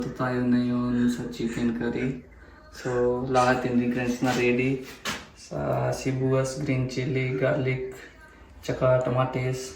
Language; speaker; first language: Filipino; non-native, learner; Hindi